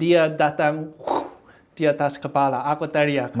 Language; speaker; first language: Indonesian; non-native, fluent; English